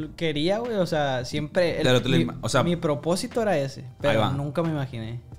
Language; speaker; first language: Spanish; native; Spanish